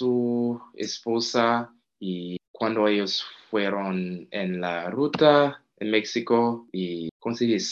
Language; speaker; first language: Spanish; non-native, fluent; Haitian Creole